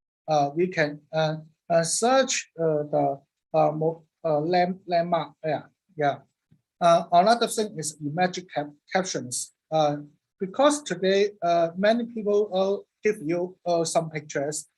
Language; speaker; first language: English; non-native, learner; Cantonese